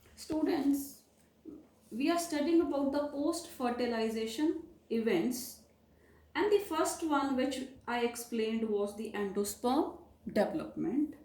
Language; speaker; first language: English; non-native, local second language; Punjabi